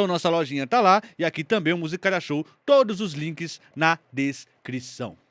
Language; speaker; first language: Portuguese; native; Portuguese